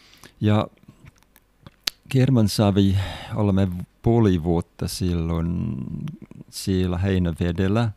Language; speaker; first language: Finnish; non-native, fluent; English